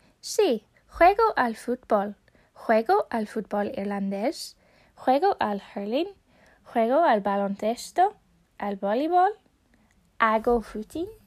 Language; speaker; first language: Spanish; non-native, fluent; English